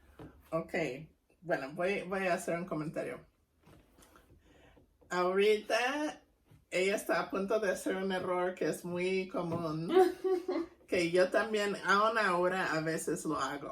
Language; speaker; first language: Spanish; non-native, fluent; English